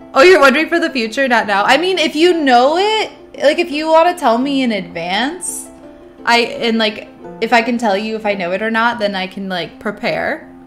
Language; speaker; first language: English; native; English